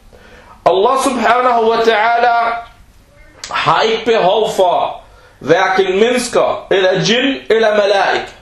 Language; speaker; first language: Danish; early bilingual, other home language; Arabic